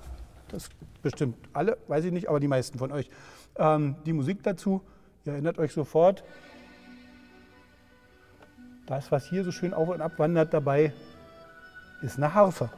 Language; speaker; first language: German; native; German